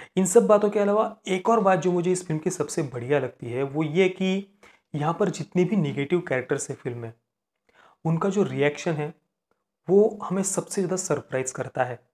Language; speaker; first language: Hindi; non-native, local second language; Marathi